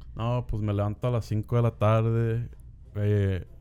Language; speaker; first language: Spanish; early bilingual, heritage; Spanish